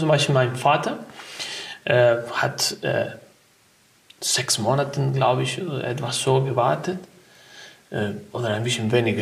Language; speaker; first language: German; non-native, learner; Spanish